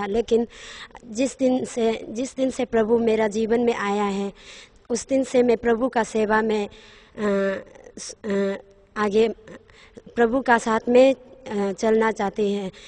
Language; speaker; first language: Hindi; non-native, local second language; Nyishi